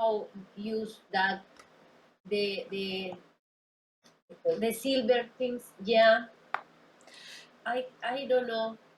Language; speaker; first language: English; non-native, learner; Spanish